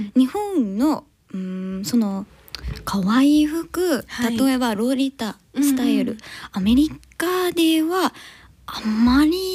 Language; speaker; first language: Japanese; non-native, learner; English